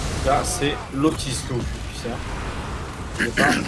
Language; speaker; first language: French; native; French